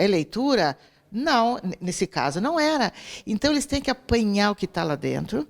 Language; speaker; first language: Portuguese; native; Portuguese